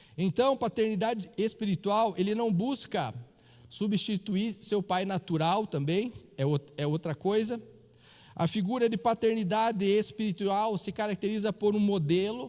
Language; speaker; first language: Portuguese; native; Portuguese